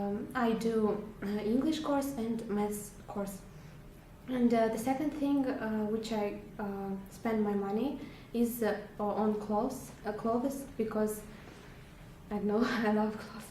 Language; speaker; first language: English; non-native, learner; Russian